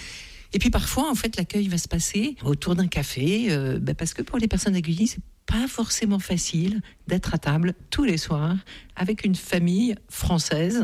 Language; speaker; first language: French; native; French